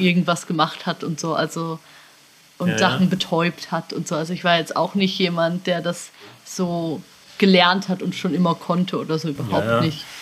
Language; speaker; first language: German; native; German